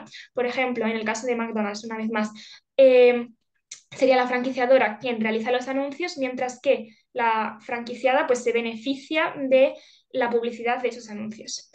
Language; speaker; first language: Spanish; native; Spanish